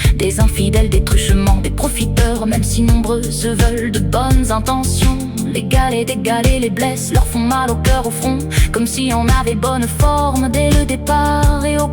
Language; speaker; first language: French; native; French